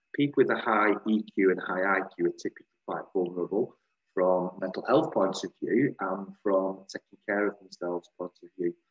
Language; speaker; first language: English; native; English